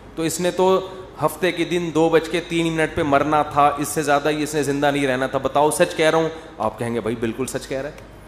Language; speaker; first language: Urdu; native; Urdu